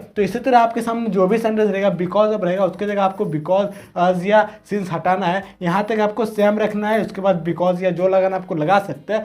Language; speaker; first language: Hindi; native; Hindi